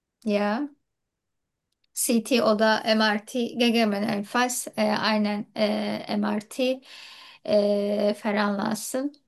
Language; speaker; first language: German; non-native, learner; Turkish